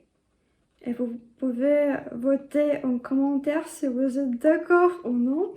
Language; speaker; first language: French; non-native, learner; English